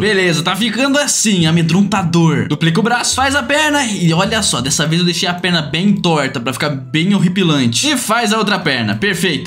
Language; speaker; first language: Portuguese; native; Portuguese